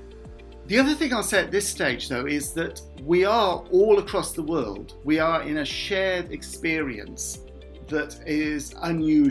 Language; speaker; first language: English; native; English